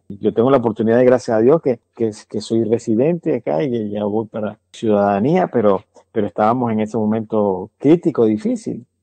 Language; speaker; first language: Spanish; native; Spanish